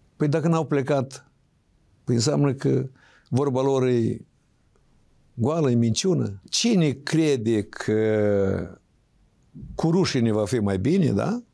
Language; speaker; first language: Romanian; native; Romanian